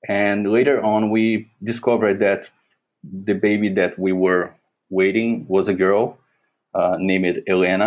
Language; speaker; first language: English; non-native, fluent; Portuguese